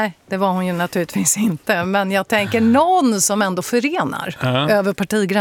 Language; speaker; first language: Swedish; native; Swedish